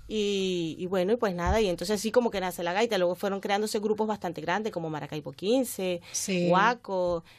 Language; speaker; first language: Spanish; native; Spanish